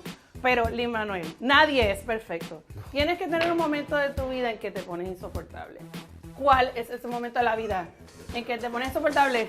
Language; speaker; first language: Spanish; native; Spanish